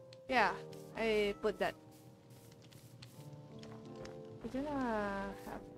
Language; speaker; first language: English; non-native, fluent; Indonesian